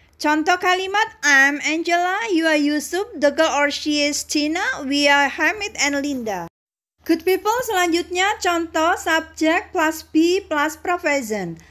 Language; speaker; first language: English; non-native, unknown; Indonesian